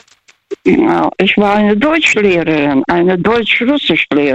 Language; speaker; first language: German; early bilingual, heritage; Russian